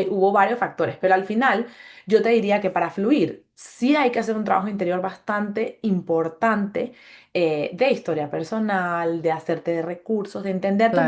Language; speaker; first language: Spanish; native; Spanish